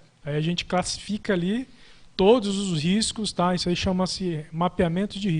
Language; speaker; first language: Portuguese; native; Portuguese